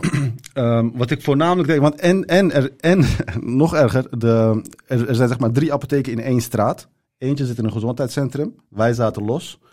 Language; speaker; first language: Dutch; early bilingual, other home language; Turkish